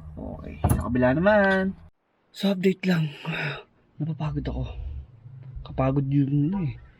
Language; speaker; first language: Filipino; native; Filipino